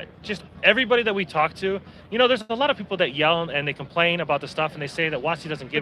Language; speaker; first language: English; native; English